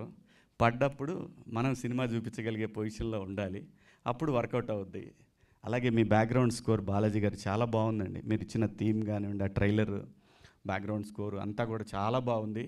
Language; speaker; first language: Telugu; native; Telugu